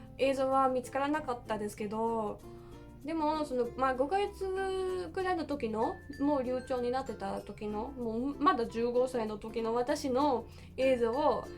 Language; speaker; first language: Japanese; non-native, fluent; German